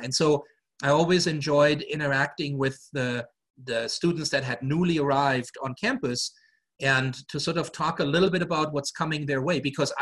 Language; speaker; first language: English; non-native, fluent; German